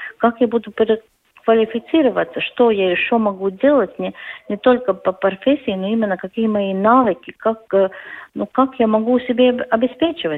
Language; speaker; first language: Russian; non-native, local second language; Latvian